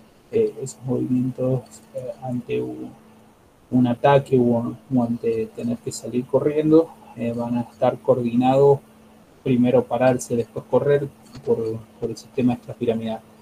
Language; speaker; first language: Spanish; native; Spanish